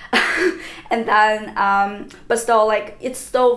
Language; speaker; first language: English; non-native, fluent; Chinese